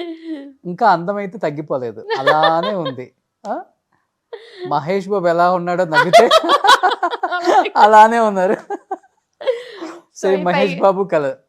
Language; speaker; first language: Telugu; native; Telugu